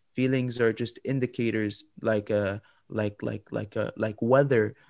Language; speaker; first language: English; non-native, fluent; Arabic